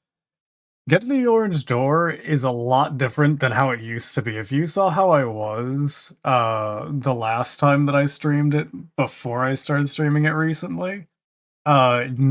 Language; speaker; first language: English; native; English